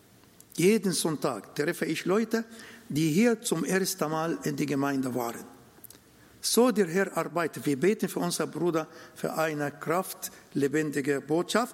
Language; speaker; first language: German; non-native, fluent; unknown